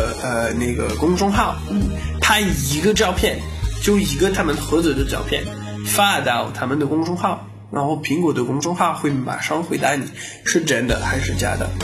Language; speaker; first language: Chinese; non-native, learner; French